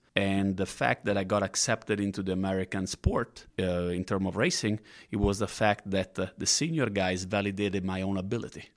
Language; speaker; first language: English; non-native, fluent; Italian